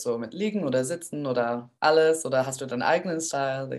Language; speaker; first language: German; non-native, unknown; English